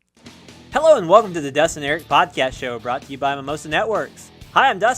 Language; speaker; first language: English; native; English